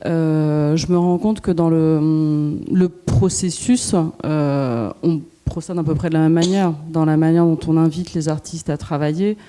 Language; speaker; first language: French; native; French